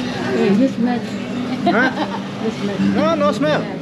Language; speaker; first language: English; non-native, fluent; Swedish